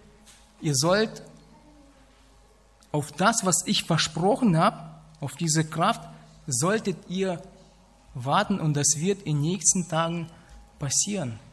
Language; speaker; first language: German; non-native, fluent; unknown